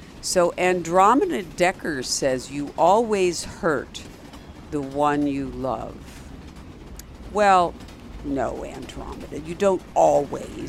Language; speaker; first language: English; native; English